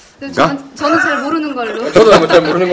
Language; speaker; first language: Korean; native; Korean